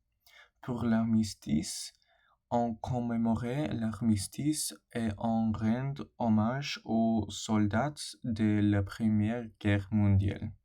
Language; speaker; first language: French; non-native, learner; English